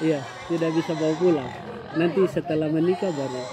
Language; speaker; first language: Indonesian; non-native, local second language; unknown